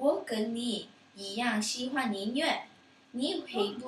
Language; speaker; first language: Chinese; non-native, learner; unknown